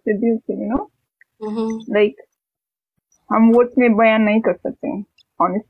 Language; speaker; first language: Hindi; non-native, learner; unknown